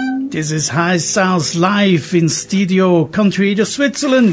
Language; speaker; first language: English; non-native, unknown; German